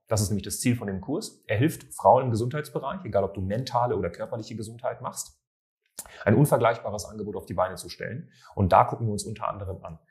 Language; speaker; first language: German; native; German